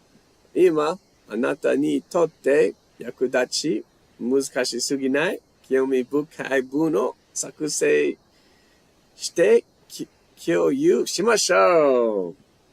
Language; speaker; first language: Japanese; non-native, fluent; English